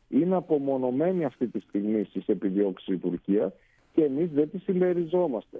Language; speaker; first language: Greek; native; Greek